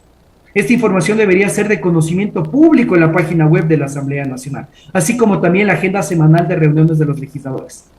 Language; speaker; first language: Spanish; native; Spanish